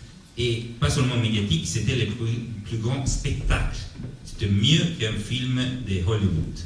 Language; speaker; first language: French; non-native, fluent; Italian